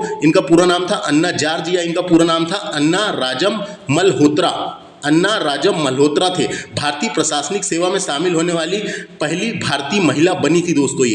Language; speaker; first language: Hindi; native; Hindi